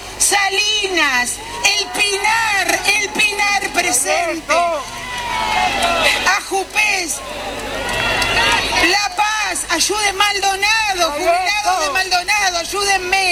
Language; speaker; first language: Spanish; native; Spanish